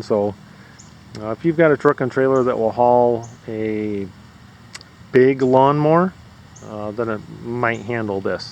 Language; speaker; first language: English; native; English